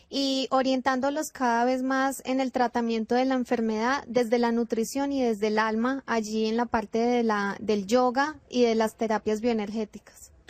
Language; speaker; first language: Spanish; native; Spanish